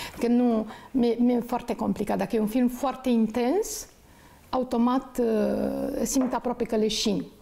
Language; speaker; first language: Romanian; native; Romanian